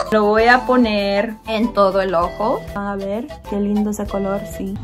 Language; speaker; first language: Spanish; early bilingual, heritage; Spanish